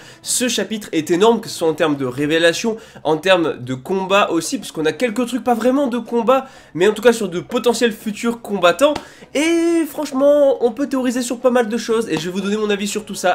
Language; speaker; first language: French; native; French